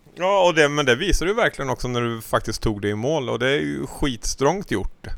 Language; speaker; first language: Swedish; native; Swedish